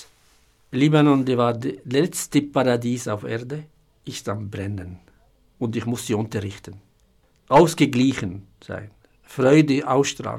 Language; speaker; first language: German; non-native, fluent; Arabic